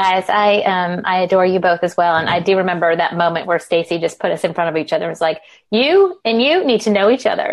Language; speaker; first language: English; native; English